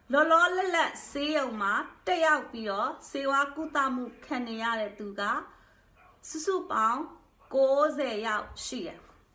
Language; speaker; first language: Burmese; non-native, local second language; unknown